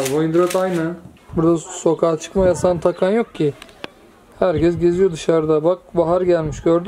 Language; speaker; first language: Turkish; native; Turkish